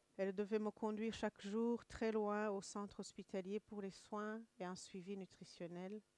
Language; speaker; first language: French; non-native, local second language; Kinyarwanda